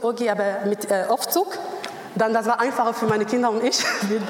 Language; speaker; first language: German; non-native, learner; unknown